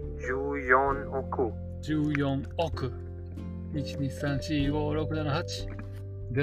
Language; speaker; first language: Japanese; non-native, learner; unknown